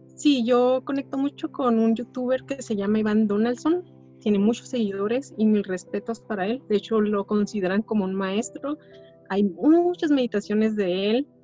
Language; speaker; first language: Spanish; native; Spanish